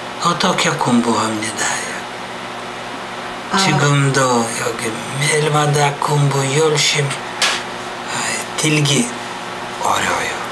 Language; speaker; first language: Korean; non-native, learner; Lithuanian